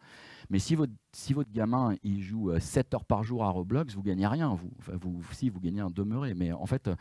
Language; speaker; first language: French; native; French